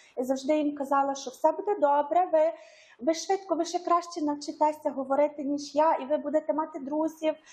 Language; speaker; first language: Ukrainian; native; Ukrainian